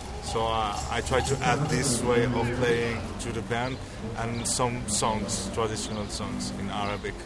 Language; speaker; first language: English; non-native, learner; Arabic